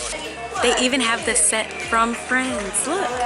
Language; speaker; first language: English; native; English